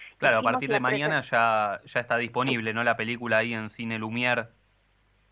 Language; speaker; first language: Spanish; native; Spanish